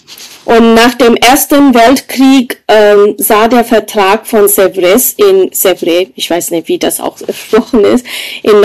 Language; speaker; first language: German; non-native, fluent; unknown